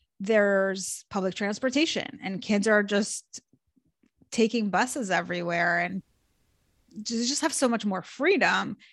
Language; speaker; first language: English; early bilingual, other home language; Hebrew